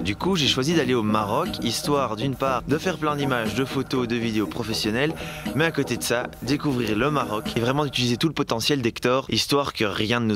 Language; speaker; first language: French; native; French